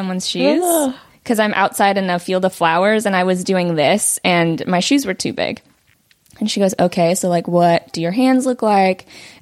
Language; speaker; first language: English; early bilingual, other home language; Vietnamese